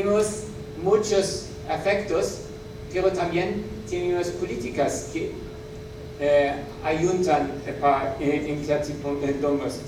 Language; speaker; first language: Spanish; non-native, learner; German